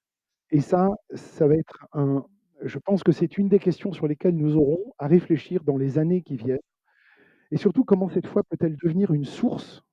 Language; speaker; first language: French; native; French